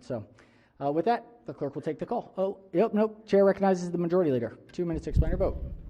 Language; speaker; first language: English; native; English